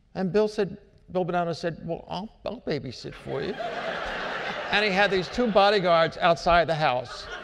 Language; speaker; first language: English; native; English